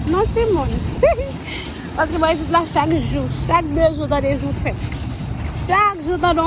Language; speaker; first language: French; non-native, learner; Haitian Creole